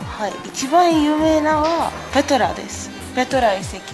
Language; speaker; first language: Japanese; non-native, learner; Arabic